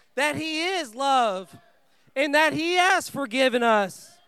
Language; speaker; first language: English; early bilingual, other home language; Vietnamese